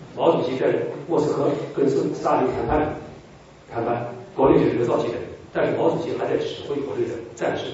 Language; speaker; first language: Chinese; native; Chinese